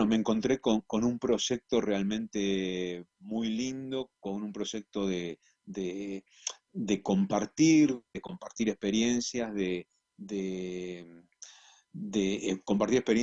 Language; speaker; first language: Spanish; native; Spanish